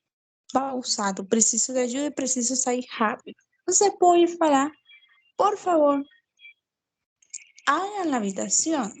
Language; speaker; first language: Portuguese; non-native, fluent; Spanish